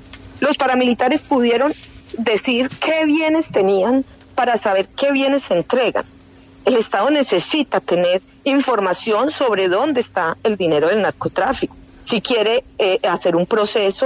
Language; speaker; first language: Spanish; native; Spanish